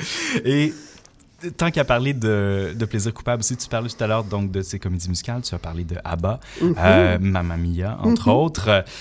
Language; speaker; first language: French; native; French